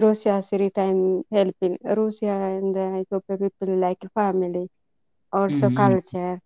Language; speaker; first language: English; non-native, learner; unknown